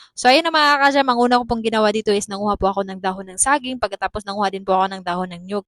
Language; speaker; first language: Filipino; non-native, local second language; Cebuano